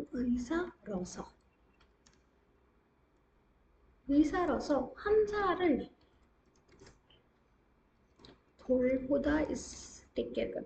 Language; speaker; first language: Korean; non-native, fluent; Hindi